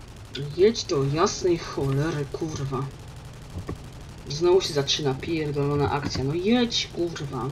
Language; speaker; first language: Polish; native; Polish